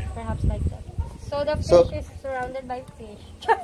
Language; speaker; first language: English; non-native, local second language; Bikol